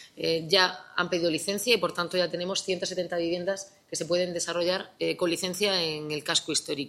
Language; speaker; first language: Spanish; native; Spanish